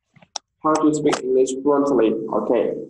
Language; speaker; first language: English; non-native, fluent; Vietnamese